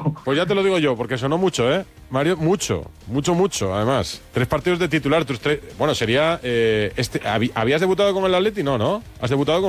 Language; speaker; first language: Spanish; native; Spanish